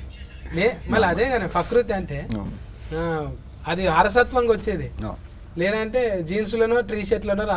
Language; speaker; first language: Telugu; native; Telugu